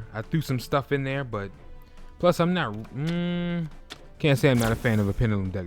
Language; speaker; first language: English; native; English